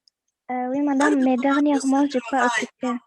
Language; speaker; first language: French; non-native, learner; Arabic